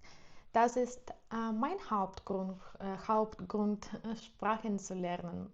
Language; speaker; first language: German; non-native, learner; Russian